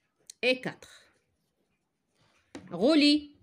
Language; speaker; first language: French; non-native, local second language; Arabic